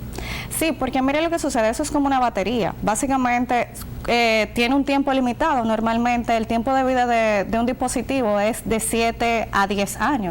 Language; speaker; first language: Spanish; native; Spanish